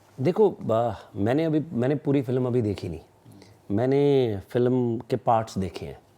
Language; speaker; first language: Hindi; non-native, local second language; Punjabi